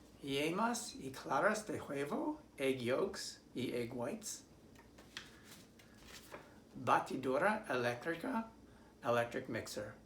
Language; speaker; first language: Spanish; non-native, learner; English